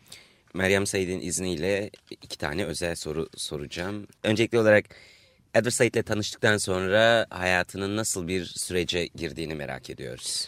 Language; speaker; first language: Turkish; native; Turkish